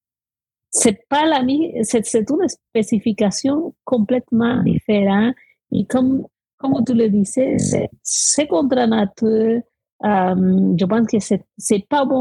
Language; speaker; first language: French; non-native, fluent; Spanish